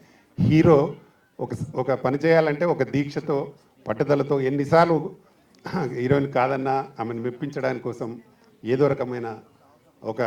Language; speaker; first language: Telugu; native; Telugu